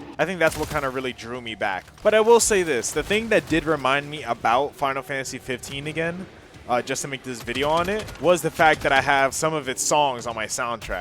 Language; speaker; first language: English; native; English